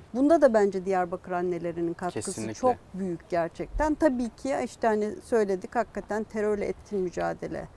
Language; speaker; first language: Turkish; non-native, local second language; Kurdish